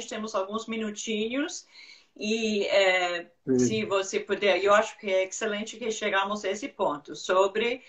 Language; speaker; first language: Portuguese; non-native, fluent; English